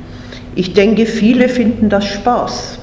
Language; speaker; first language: German; non-native, fluent; English